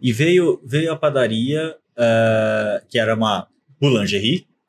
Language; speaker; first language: Portuguese; native; Portuguese